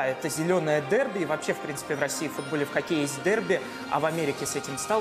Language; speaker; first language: Russian; native; Russian